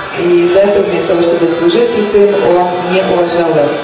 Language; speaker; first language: Russian; native; Russian